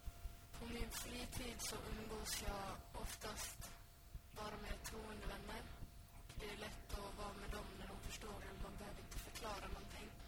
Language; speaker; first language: Swedish; early bilingual, other home language; Finnish